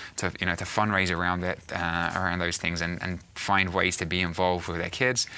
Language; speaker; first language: English; native; English